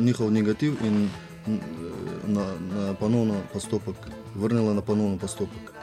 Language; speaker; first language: Slovenian; non-native, learner; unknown